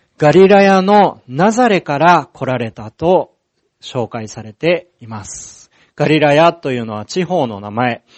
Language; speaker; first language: Japanese; native; Japanese